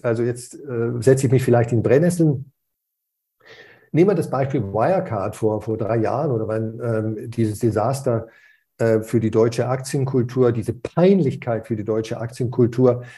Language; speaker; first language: German; native; German